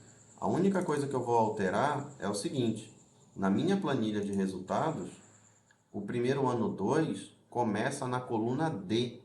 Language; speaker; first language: Portuguese; native; Portuguese